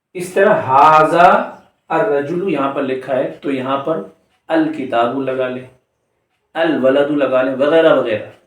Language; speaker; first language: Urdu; native; Urdu